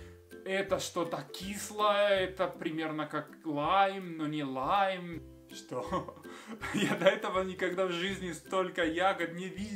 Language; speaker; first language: Russian; non-native, fluent; Spanish